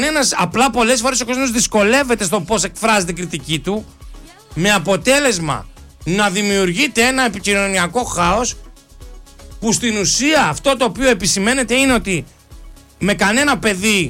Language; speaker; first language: Greek; native; Greek